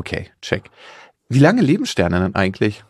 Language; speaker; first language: German; native; German